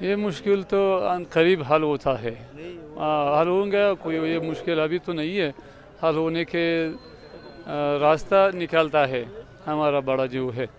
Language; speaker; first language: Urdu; non-native, learner; Pashto